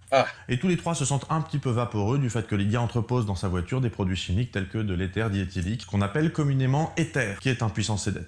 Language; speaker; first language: French; native; French